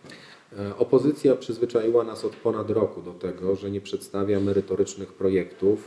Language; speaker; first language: Polish; native; Polish